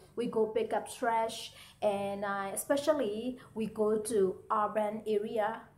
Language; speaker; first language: English; non-native, fluent; Burmese